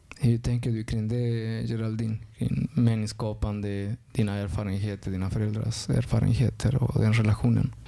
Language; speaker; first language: Swedish; early bilingual, other home language; Spanish